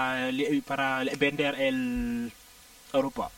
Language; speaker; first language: Spanish; non-native, learner; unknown